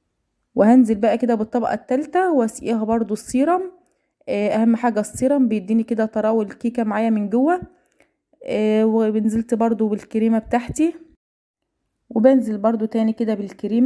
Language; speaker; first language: Arabic; native; Arabic